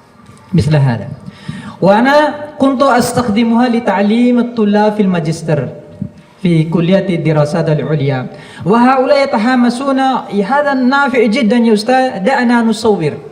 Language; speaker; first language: Arabic; non-native, fluent; Indonesian